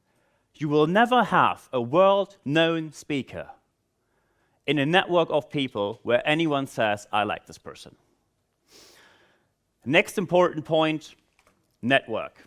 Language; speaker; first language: English; non-native, fluent; German